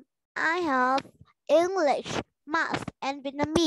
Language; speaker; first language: English; non-native, learner; Vietnamese